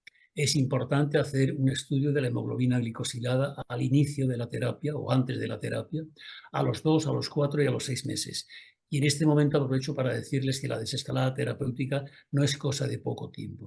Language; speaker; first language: Spanish; native; Spanish